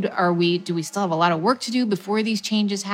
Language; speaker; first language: English; native; English